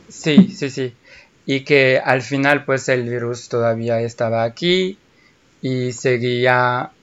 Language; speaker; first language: Spanish; non-native, fluent; French